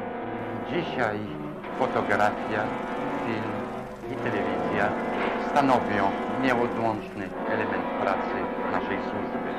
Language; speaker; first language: Polish; native; Polish